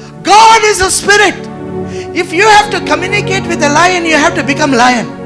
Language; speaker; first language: English; non-native, local second language; Telugu